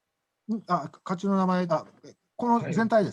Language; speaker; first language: Japanese; native; Japanese